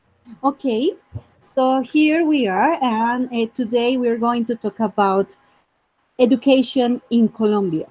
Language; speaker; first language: English; non-native, fluent; Spanish